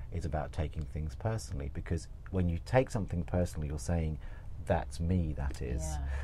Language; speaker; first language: English; native; English